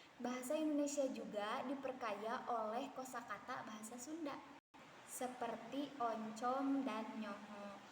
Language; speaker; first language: Indonesian; non-native, local second language; Sundanese